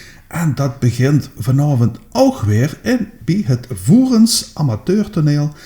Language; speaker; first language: Dutch; native; Dutch